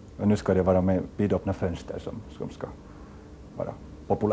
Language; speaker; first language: Swedish; non-native, local second language; Finnish